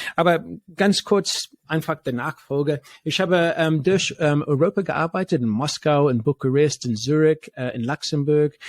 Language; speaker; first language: German; non-native, fluent; English